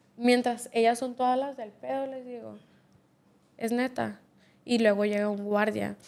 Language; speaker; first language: Spanish; native; Spanish